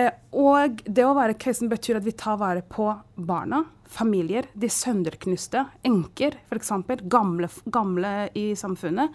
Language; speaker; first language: Swedish; non-native, fluent; Kinyarwanda